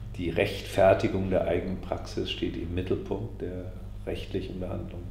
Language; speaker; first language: German; native; German